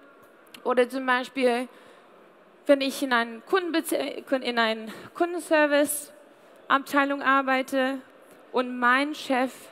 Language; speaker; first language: German; non-native, fluent; English